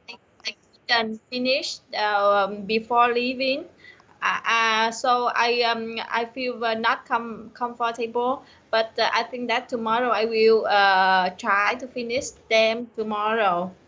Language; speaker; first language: English; non-native, learner; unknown